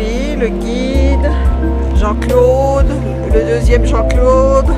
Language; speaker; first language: French; native; French